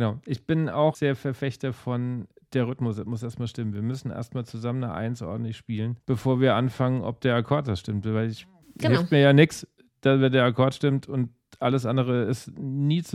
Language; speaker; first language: German; native; German